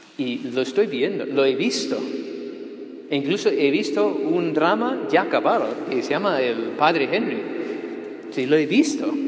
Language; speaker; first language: Spanish; non-native, fluent; English